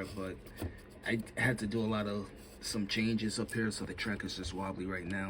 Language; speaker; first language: English; native; English